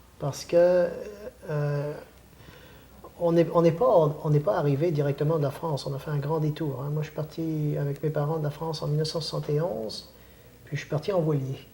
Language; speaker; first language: French; native; French